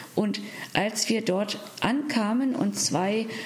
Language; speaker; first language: German; native; German